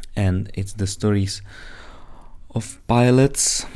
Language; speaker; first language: English; non-native, fluent; Czech